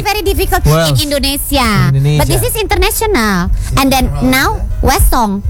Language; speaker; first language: English; non-native, learner; Indonesian